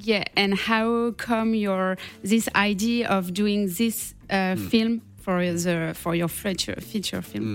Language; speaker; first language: English; non-native, learner; French